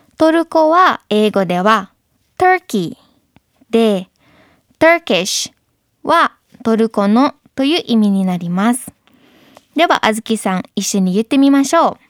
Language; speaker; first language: Japanese; non-native, fluent; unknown